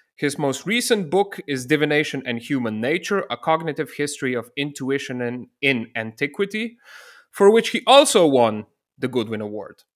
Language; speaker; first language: English; non-native, fluent; Slovenian